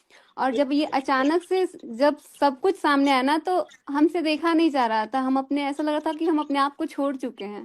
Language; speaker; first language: Hindi; native; Hindi